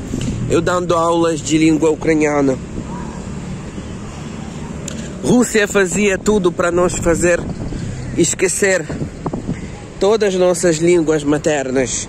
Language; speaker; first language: Portuguese; non-native, learner; Ukrainian